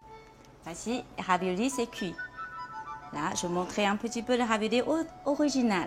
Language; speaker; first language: French; non-native, fluent; Chinese